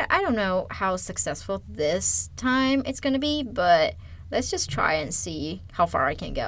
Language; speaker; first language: English; non-native, fluent; Chinese